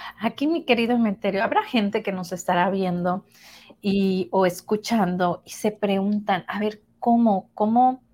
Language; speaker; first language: Spanish; native; Spanish